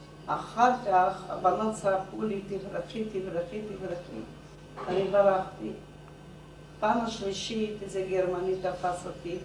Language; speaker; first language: Hebrew; non-native, fluent; Hungarian